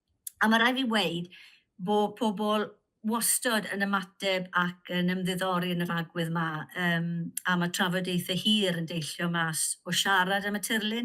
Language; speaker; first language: Welsh; native; Welsh